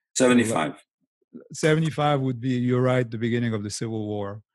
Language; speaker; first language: English; non-native, fluent; Arabic